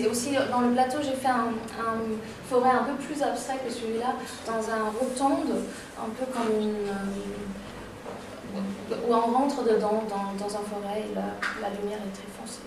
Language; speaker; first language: French; non-native, fluent; German